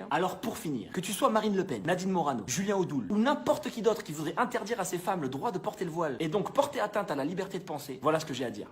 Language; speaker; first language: French; native; French